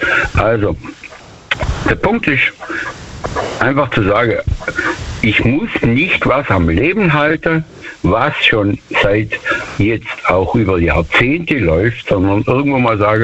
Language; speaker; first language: German; native; German